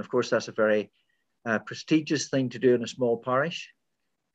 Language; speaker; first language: English; native; English